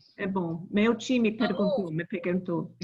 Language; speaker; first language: Portuguese; non-native, learner; English